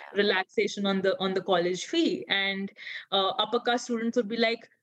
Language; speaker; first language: English; non-native, local second language; Hindi